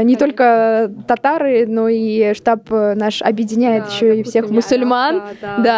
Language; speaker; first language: Russian; native; Russian